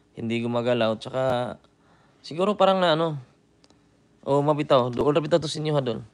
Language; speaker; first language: Filipino; native; Filipino